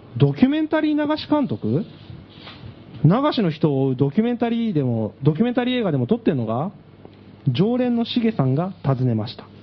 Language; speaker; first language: Japanese; native; Japanese